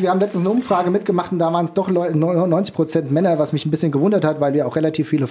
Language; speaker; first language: German; native; German